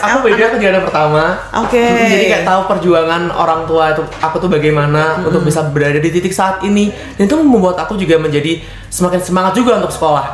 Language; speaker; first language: Indonesian; native; Indonesian